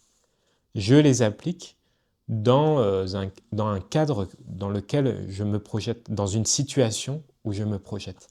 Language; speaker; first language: French; native; French